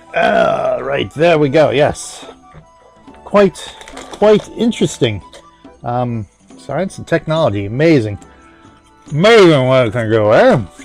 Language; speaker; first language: English; native; English